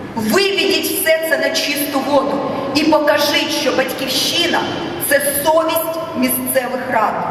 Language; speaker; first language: Ukrainian; non-native, local second language; Russian